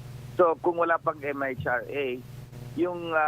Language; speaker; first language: Filipino; native; Filipino